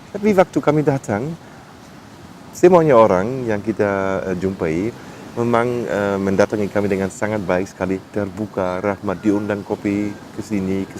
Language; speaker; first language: Indonesian; non-native, fluent; German